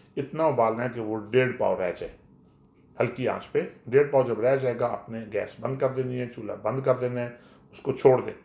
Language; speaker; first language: Urdu; non-native, local second language; Punjabi